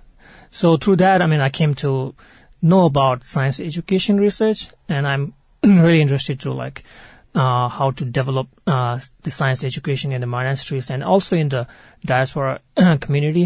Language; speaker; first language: English; non-native, local second language; Tibetan